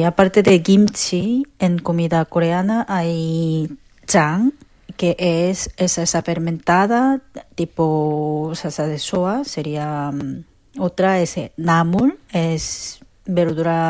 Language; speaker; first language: Spanish; non-native, fluent; Korean